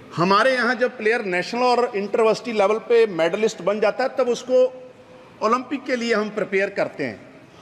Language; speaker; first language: Hindi; non-native, local second language; Punjabi